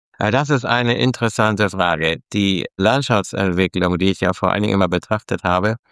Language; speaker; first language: German; native; German